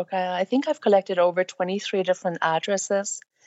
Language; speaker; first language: English; non-native, fluent; German